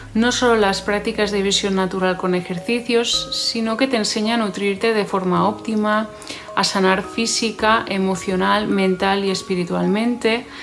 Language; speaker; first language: Spanish; native; Spanish